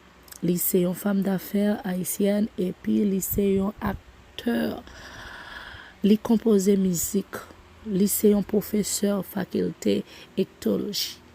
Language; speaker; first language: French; non-native, local second language; Haitian Creole